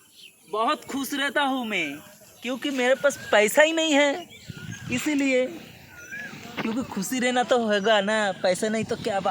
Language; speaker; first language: Hindi; non-native, local second language; Bangla